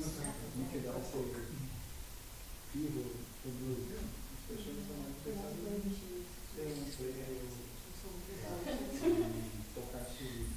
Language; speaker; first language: Portuguese; non-native, learner; Spanish